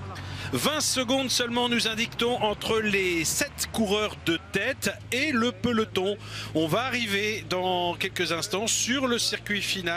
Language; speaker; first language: French; native; French